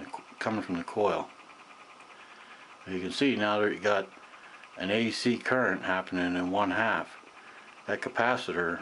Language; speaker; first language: English; native; English